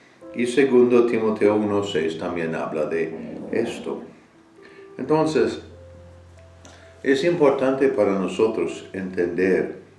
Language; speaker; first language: Spanish; non-native, fluent; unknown